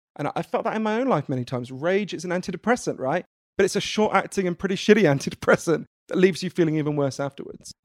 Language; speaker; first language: English; native; English